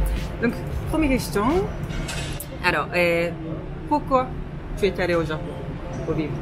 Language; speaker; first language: French; non-native, fluent; Japanese